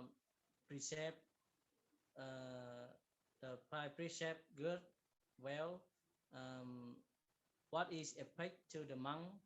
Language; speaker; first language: English; non-native, learner; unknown